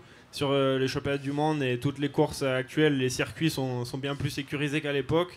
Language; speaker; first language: French; native; French